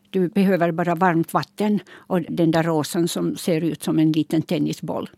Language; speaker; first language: Swedish; non-native, local second language; Finnish